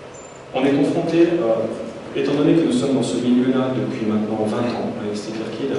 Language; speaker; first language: French; native; French